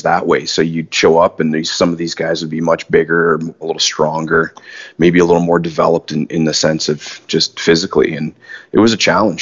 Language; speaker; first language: English; native; English